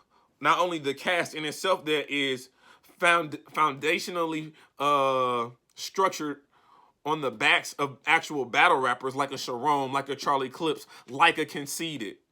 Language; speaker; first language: English; native; English